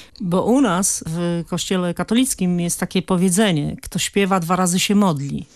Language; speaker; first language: Polish; native; Polish